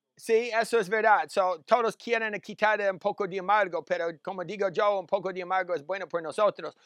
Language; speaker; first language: Spanish; non-native, learner; English